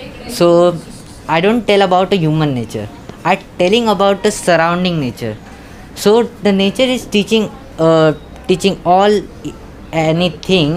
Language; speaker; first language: English; non-native, learner; Marathi